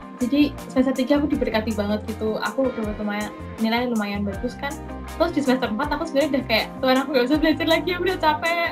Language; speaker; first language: Indonesian; native; Indonesian